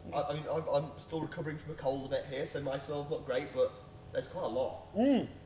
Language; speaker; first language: English; native; English